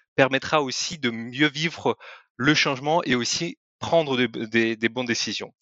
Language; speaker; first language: French; non-native, fluent; Russian